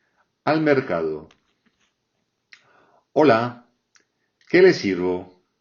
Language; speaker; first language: Spanish; non-native, fluent; French